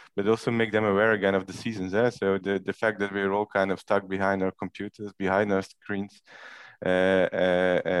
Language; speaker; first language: English; non-native, fluent; Dutch